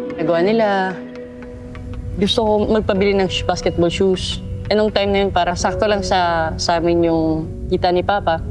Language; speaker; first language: Filipino; native; Filipino